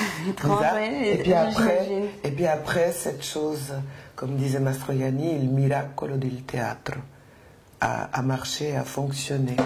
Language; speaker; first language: French; non-native, fluent; Spanish